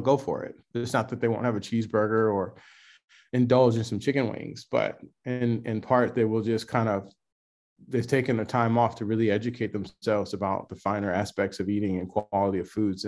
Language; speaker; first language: English; native; English